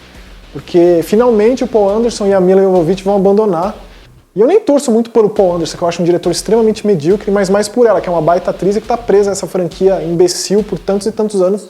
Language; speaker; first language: Portuguese; native; Portuguese